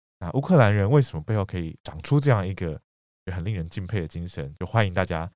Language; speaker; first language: Chinese; native; Chinese